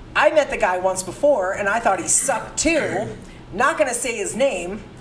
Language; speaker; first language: English; native; English